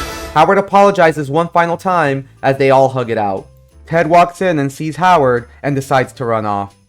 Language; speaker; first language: English; native; English